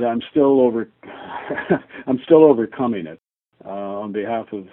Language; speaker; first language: English; native; English